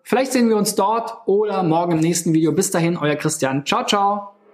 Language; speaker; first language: German; native; German